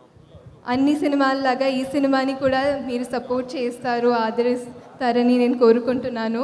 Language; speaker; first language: Telugu; non-native, fluent; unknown